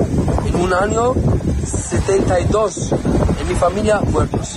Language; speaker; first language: Spanish; non-native, learner; Arabic